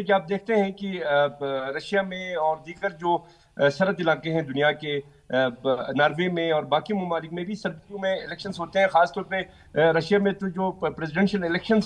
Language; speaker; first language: Hindi; non-native, local second language; Balti